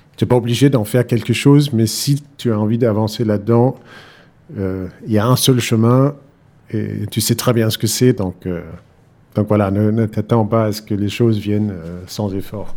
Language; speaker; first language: French; non-native, fluent; Danish